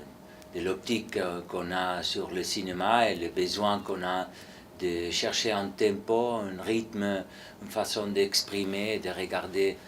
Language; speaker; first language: French; non-native, fluent; Spanish